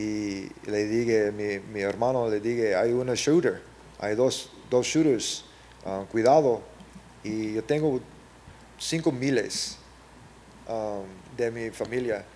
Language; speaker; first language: Spanish; non-native, learner; English